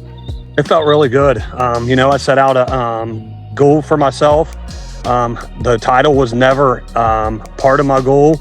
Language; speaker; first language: English; native; English